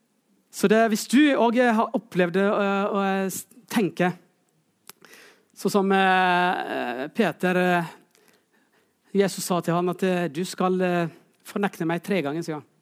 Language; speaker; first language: Norwegian; non-native, fluent; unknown